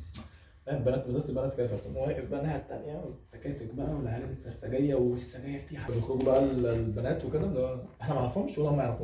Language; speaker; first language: Arabic; native; Arabic